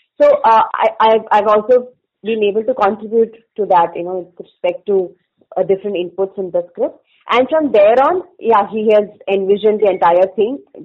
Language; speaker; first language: English; non-native, local second language; Tamil